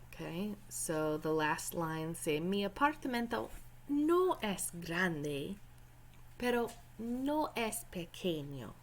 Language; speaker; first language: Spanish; non-native, fluent; English